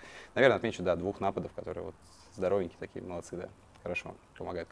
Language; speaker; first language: Russian; native; Russian